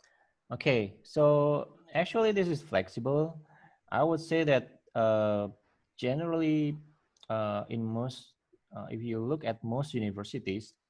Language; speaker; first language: English; non-native, fluent; Indonesian